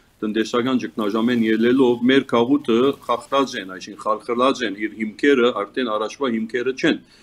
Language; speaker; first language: Armenian; early bilingual, heritage; Armenian